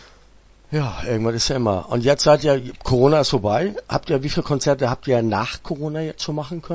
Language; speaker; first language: German; native; German